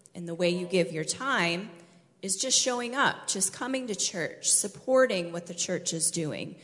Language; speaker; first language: English; native; English